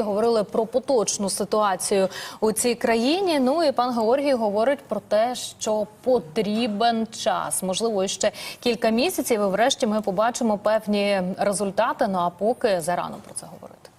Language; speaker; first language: Ukrainian; native; Ukrainian